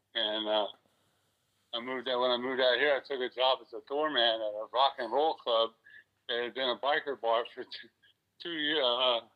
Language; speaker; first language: English; native; English